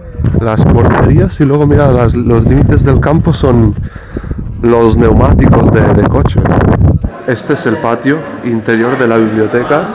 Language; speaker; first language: Spanish; native; Spanish